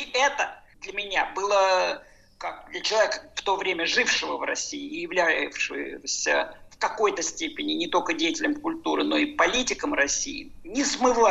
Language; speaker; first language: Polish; non-native, learner; Russian